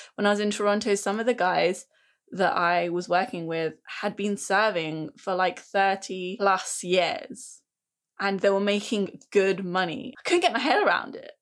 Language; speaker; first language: English; native; English